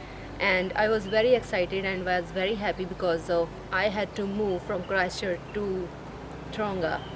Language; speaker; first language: English; non-native, learner; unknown